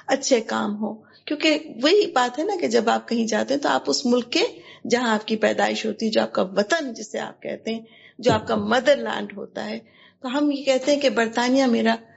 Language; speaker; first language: Urdu; native; Urdu